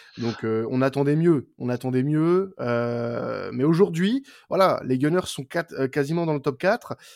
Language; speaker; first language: French; native; French